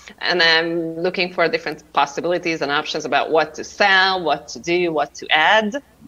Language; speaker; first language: English; non-native, fluent; Hungarian